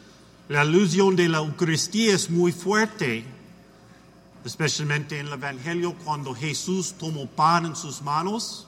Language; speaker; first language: Spanish; non-native, learner; English